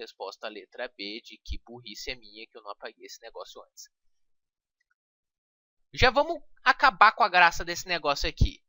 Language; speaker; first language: Portuguese; native; Portuguese